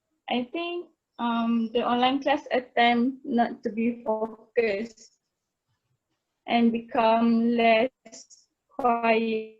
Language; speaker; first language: English; non-native, local second language; Malay